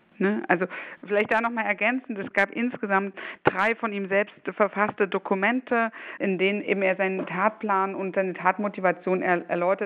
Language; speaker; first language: German; native; German